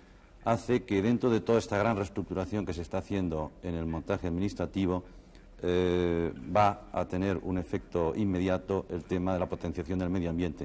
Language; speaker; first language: Spanish; native; Spanish